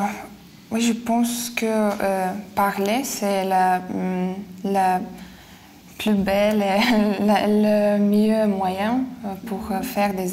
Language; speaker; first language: French; non-native, fluent; Lithuanian